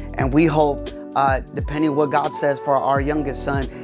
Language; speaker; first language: English; early bilingual, other home language; Spanish